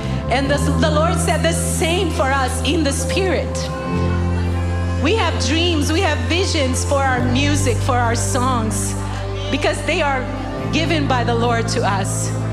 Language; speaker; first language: English; non-native, fluent; Portuguese